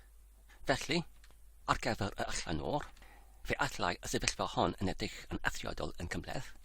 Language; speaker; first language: Welsh; non-native, learner; English